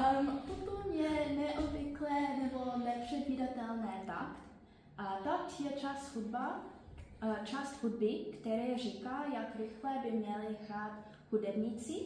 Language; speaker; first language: Czech; non-native, learner; English